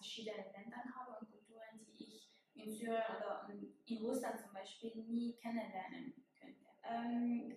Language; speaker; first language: German; non-native, fluent; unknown